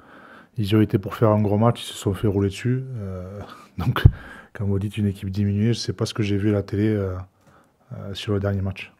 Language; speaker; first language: French; native; French